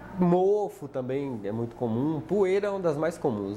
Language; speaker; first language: Portuguese; native; Portuguese